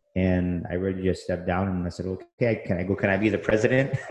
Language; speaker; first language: English; native; English